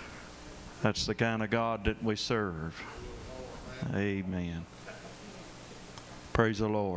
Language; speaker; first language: English; native; English